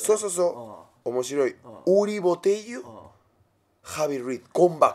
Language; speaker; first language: Japanese; non-native, learner; Spanish